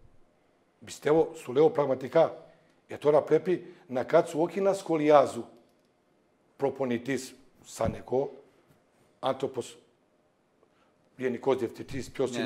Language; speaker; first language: Greek; non-native, fluent; Serbian